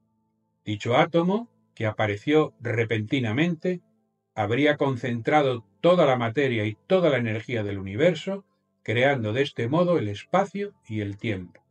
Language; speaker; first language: Spanish; native; Spanish